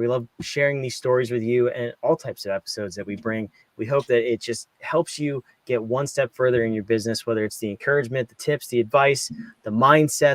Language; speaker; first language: English; native; English